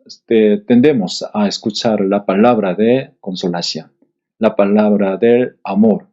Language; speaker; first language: Spanish; non-native, fluent; Korean